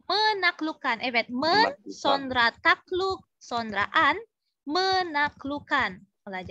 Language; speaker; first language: Turkish; non-native, fluent; Indonesian